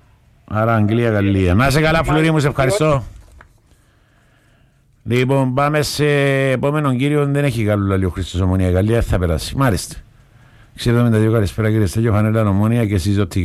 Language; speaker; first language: Greek; native; Greek